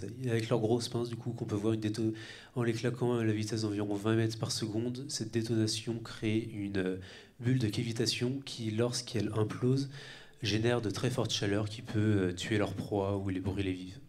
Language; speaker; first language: French; native; French